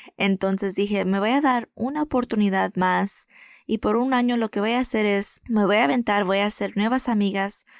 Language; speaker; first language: Spanish; early bilingual, heritage; Spanish